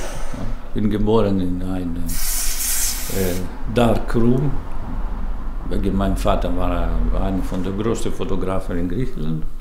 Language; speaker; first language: German; non-native, learner; Greek